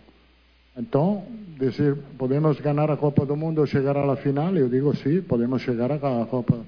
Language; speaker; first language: Portuguese; non-native, fluent; Italian